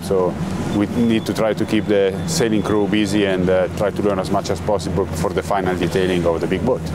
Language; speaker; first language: English; non-native, fluent; Italian